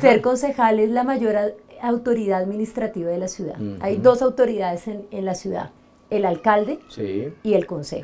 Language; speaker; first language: Spanish; native; Spanish